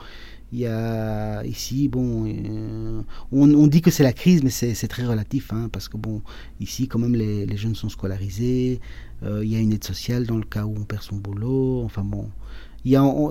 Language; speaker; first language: French; early bilingual, other home language; Spanish